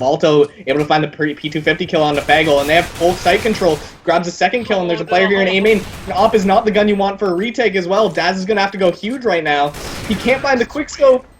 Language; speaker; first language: English; native; English